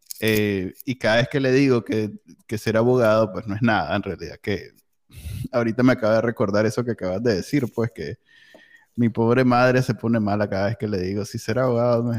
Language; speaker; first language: Spanish; native; Spanish